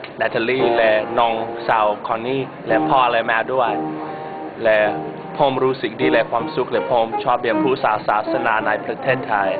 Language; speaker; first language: Thai; non-native, learner; English